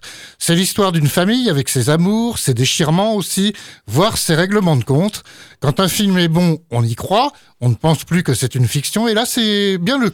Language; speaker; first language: French; native; French